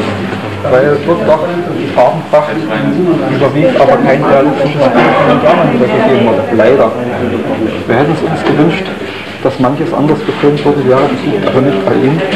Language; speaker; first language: German; native; German